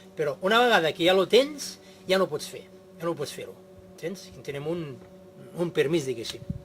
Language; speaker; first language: Catalan; non-native, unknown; Riffian